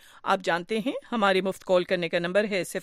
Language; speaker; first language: Urdu; native; Urdu